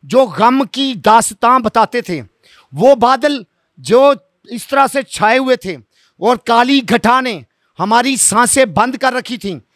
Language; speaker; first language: Urdu; non-native, local second language; Punjabi